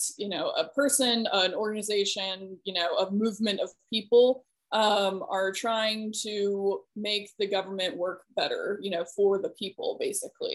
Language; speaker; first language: English; native; English